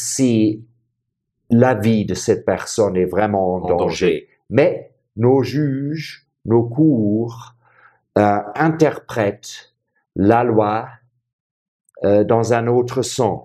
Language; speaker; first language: French; non-native, fluent; German